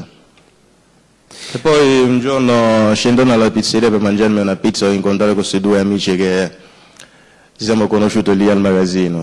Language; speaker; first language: Italian; non-native, fluent; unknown